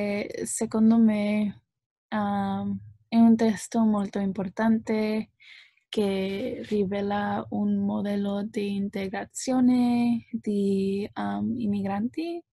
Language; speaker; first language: Italian; non-native, learner; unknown